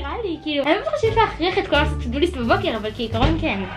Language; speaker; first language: Hebrew; native; Hebrew